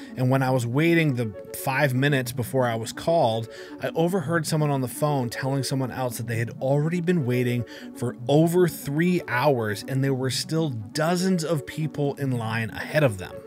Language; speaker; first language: English; native; English